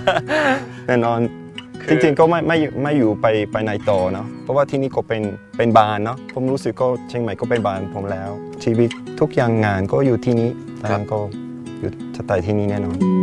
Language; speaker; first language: Thai; non-native, fluent; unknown